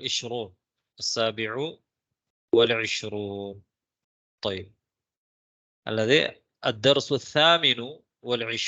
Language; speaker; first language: Arabic; non-native, fluent; Tamil